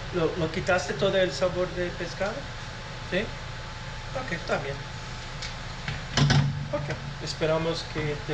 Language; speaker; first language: Spanish; non-native, learner; English